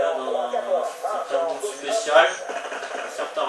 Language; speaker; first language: French; native; French